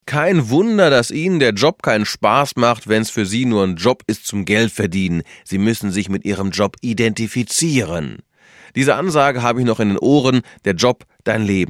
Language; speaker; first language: German; native; German